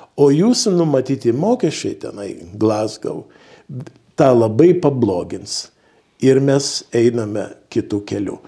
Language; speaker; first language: Lithuanian; early bilingual, heritage; Lithuanian